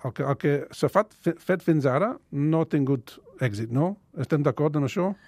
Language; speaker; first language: Catalan; non-native, fluent; English